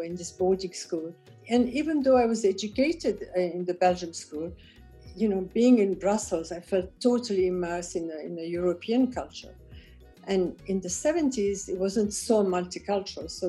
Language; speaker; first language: English; non-native, local second language; Kachhi